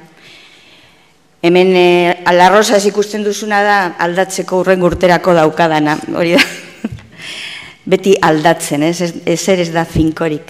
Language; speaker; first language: Basque; native; Basque